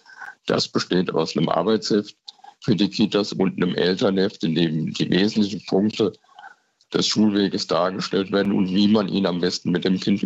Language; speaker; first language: German; native; German